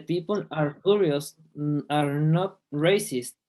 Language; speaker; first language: English; non-native, learner; Spanish